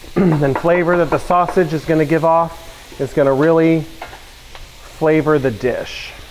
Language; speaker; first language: English; native; English